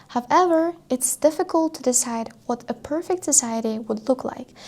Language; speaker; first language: English; non-native, fluent; Uzbek